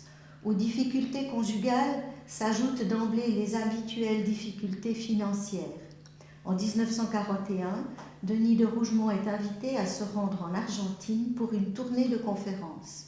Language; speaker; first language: French; native; French